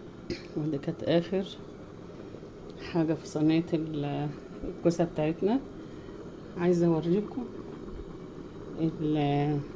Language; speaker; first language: Arabic; native; Arabic